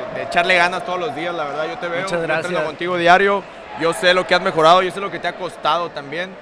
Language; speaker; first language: Spanish; native; Spanish